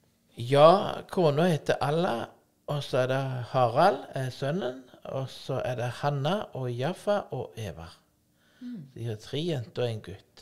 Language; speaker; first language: Norwegian; native; Norwegian